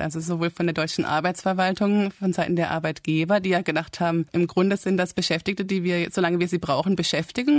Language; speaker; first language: German; native; German